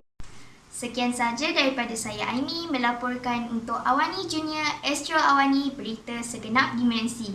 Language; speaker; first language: Malay; native; Malay